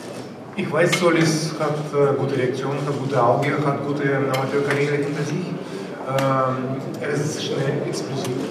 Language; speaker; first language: German; non-native, learner; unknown